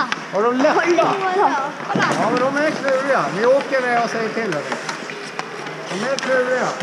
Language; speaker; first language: Swedish; native; Swedish